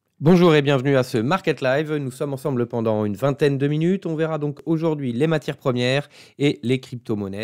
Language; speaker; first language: French; native; French